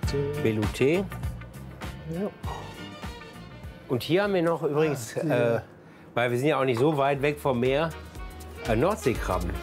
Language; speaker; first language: German; native; German